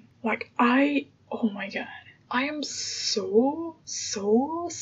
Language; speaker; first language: English; non-native, fluent; Indonesian